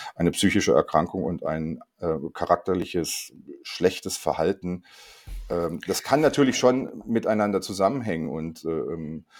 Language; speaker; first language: German; non-native, fluent; Korean